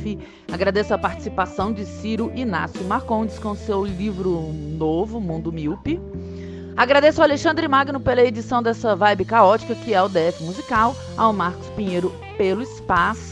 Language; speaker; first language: Portuguese; native; Portuguese